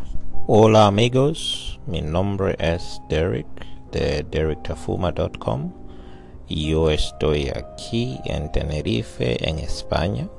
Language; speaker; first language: Spanish; non-native, learner; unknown